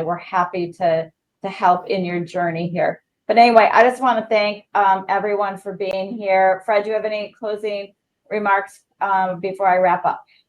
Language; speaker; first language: English; native; English